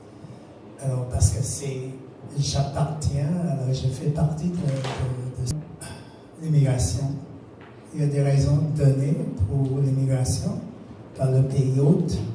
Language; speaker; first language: French; non-native, fluent; English